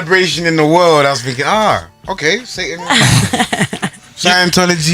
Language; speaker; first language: English; native; English